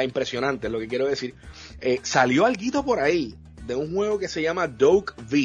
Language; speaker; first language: Spanish; native; Spanish